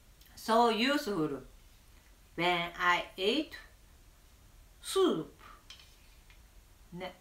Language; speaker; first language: English; non-native, learner; Japanese